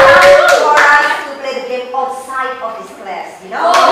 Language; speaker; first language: English; non-native, fluent; Indonesian